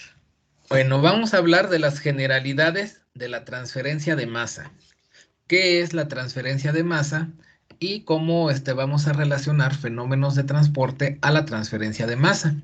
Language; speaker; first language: Spanish; native; Spanish